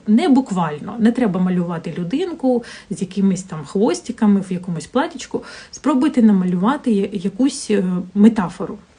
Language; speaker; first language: Ukrainian; non-native, local second language; Russian